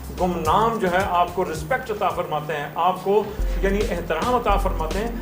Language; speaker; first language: Urdu; non-native, local second language; Punjabi